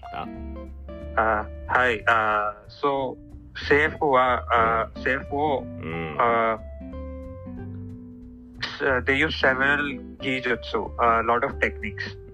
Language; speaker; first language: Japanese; non-native, learner; English